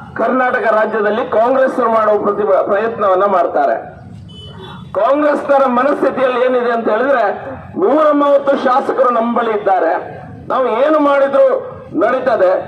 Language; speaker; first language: Kannada; native; Kannada